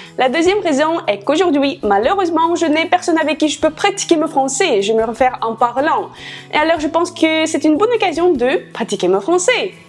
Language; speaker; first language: French; non-native, fluent; Russian